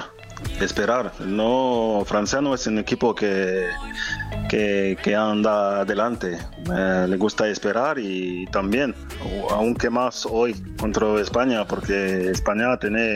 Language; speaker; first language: Spanish; non-native, fluent; French